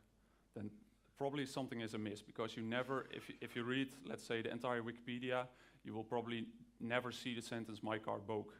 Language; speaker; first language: English; non-native, fluent; Dutch